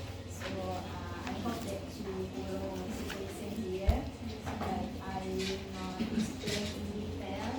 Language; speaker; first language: English; non-native, fluent; Indonesian